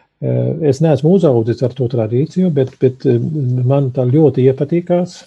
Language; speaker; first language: Latvian; early bilingual, heritage; Latvian